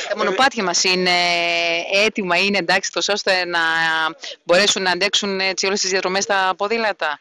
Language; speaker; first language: Greek; native; Greek